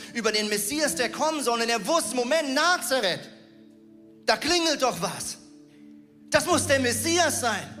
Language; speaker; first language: German; native; German